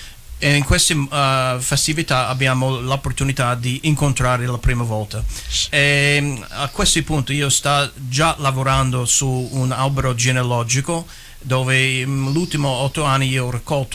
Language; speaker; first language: Italian; early bilingual, heritage; English